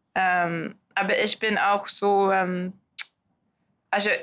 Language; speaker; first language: German; non-native, learner; Swedish